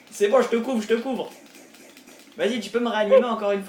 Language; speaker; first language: French; native; French